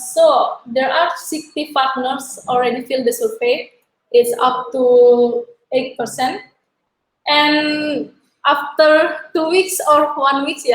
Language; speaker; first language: English; non-native, learner; Indonesian